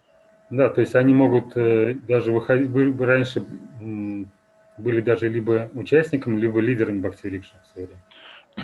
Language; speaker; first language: Russian; native; Russian